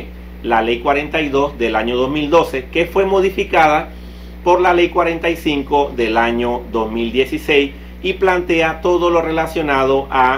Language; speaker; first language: Spanish; native; Spanish